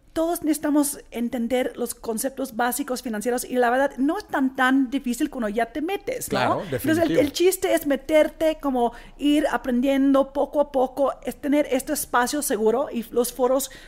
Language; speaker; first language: Spanish; non-native, fluent; English